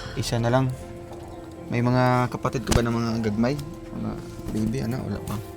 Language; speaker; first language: Filipino; non-native, local second language; Cebuano